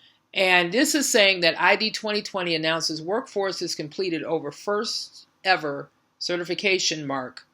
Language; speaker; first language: English; native; English